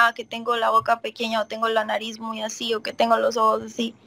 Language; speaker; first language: Spanish; native; Spanish